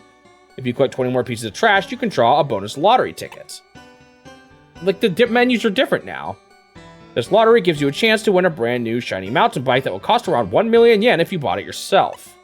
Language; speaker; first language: English; native; English